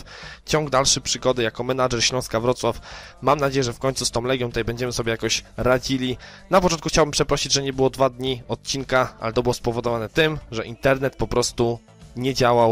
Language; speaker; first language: Polish; native; Polish